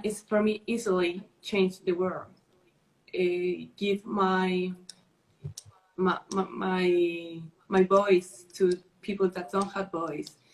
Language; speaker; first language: English; non-native, learner; Spanish